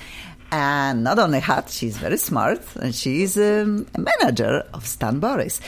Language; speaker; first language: English; non-native, fluent; Polish